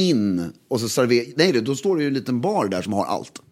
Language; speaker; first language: Swedish; native; Swedish